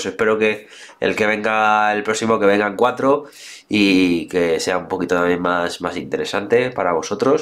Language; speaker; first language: Spanish; native; Spanish